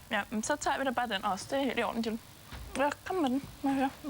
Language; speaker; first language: Danish; native; Danish